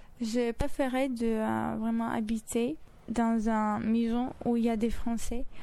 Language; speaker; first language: French; non-native, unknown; Azerbaijani